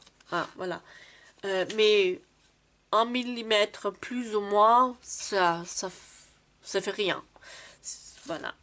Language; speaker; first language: French; non-native, fluent; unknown